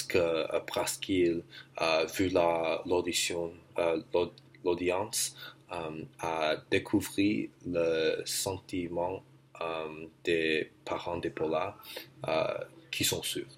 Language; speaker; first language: French; non-native, learner; English